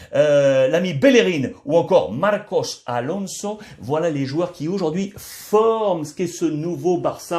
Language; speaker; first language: French; native; French